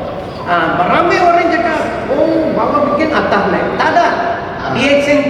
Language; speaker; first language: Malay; non-native, local second language; Tamil